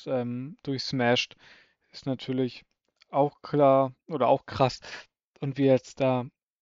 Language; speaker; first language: German; native; German